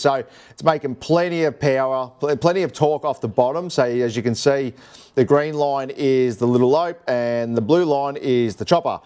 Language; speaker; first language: English; native; English